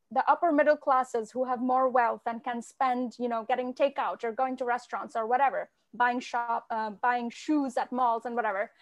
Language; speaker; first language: English; non-native, local second language; Bangla